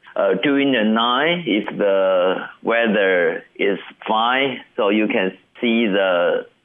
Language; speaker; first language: English; non-native, learner; Chinese